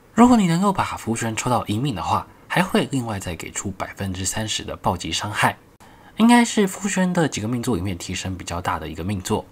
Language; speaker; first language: Chinese; native; Chinese